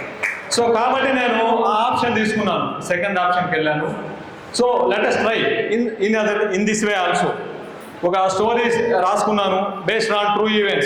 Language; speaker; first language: Telugu; native; Telugu